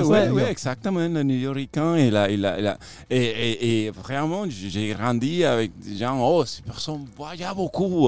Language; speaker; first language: French; non-native, fluent; Spanish